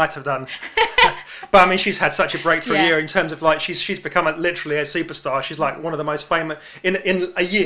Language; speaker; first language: English; native; English